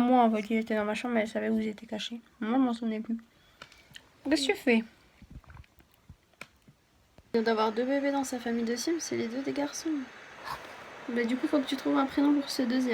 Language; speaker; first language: French; native; French